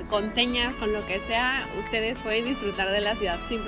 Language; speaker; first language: Spanish; native; Spanish